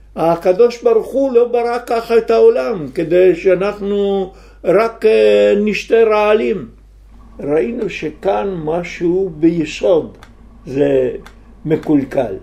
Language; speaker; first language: Hebrew; non-native, fluent; Italian